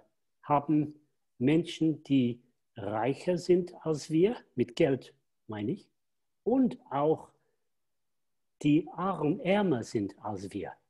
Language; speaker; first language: German; non-native, fluent; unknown